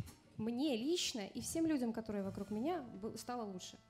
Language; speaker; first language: Russian; native; Russian